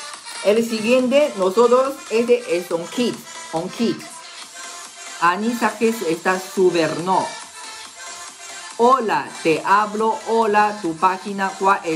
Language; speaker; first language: Spanish; non-native, learner; Chinese